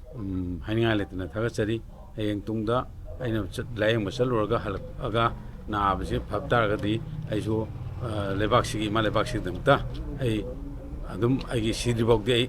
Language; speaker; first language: Manipuri; native; Manipuri